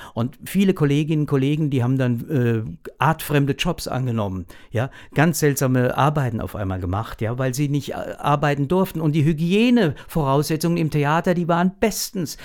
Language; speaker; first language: German; native; German